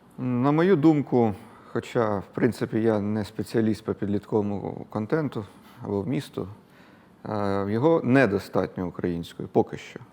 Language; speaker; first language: Ukrainian; native; Ukrainian